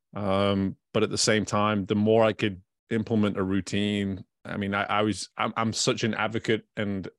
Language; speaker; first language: English; native; English